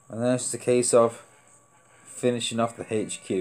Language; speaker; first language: English; native; English